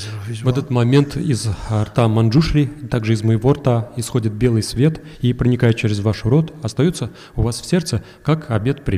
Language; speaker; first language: Russian; native; Russian